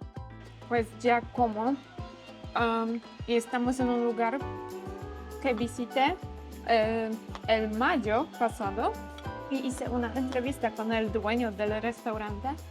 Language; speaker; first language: Spanish; non-native, learner; Polish